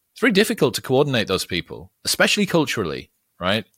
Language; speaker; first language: English; native; English